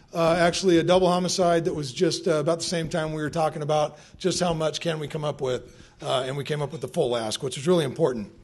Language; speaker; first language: English; native; English